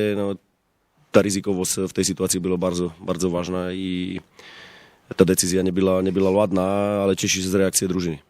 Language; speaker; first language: Polish; non-native, learner; Slovak